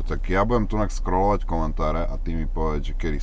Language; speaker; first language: Slovak; native; Slovak